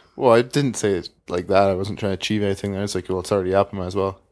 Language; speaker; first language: English; native; English